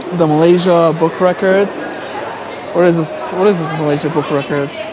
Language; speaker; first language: English; native; English